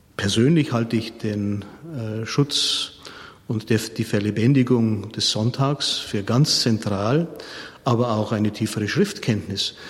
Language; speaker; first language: German; native; German